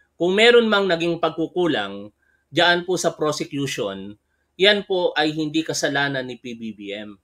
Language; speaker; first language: Filipino; native; Filipino